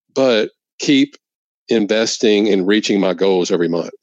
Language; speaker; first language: English; native; English